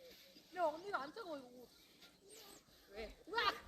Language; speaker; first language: Korean; early bilingual, other home language; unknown